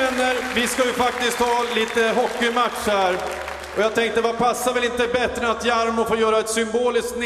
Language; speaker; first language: Swedish; native; Swedish